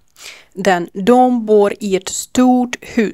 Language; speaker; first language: Swedish; non-native, learner; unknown